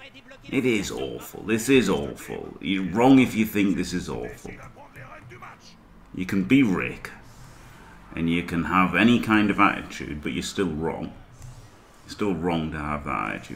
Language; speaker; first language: English; native; English